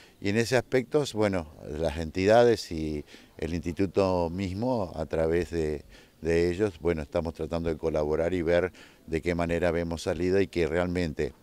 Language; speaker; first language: Spanish; native; Spanish